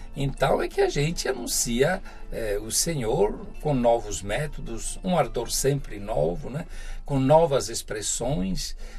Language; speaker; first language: Portuguese; non-native, fluent; Italian